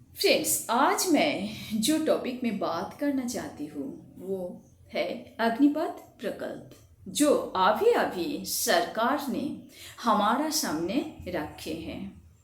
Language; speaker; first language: Hindi; non-native, local second language; Bangla